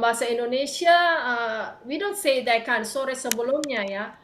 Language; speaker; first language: Indonesian; native; Indonesian